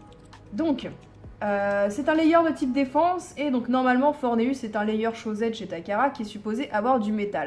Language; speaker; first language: French; native; French